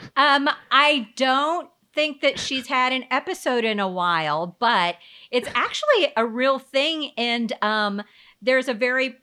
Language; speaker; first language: English; native; English